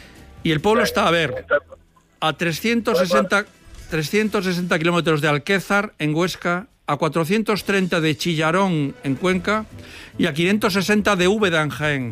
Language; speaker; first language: Spanish; native; Spanish